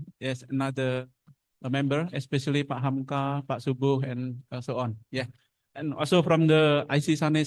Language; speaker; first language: English; non-native, fluent; Indonesian